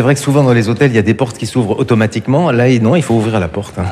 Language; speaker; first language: French; native; French